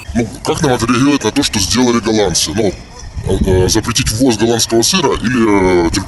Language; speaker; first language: Russian; native; Russian